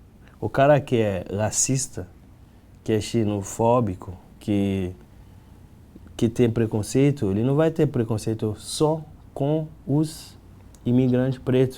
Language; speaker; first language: Portuguese; non-native, fluent; Haitian Creole